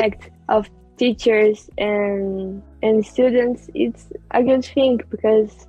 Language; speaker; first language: English; non-native, learner; Portuguese